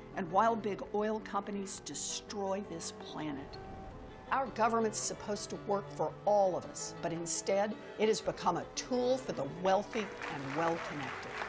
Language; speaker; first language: English; native; English